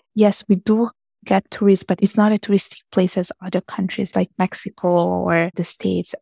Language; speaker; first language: English; early bilingual, heritage; Italian